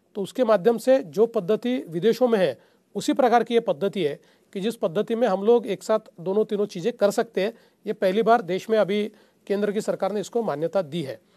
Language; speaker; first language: Hindi; non-native, local second language; Marathi